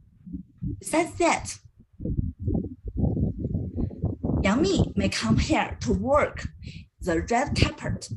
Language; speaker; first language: English; non-native, learner; Chinese